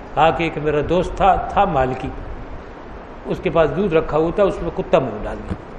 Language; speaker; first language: Urdu; native; Urdu